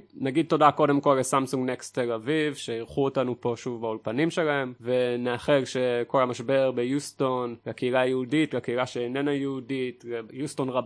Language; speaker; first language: Hebrew; native; Hebrew